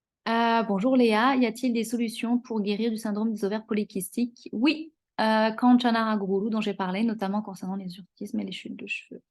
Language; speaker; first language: French; native; French